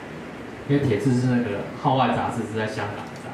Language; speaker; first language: Chinese; native; Chinese